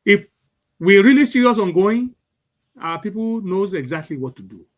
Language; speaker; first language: English; non-native, local second language; Yoruba